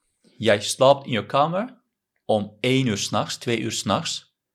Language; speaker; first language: Dutch; non-native, learner; Turkish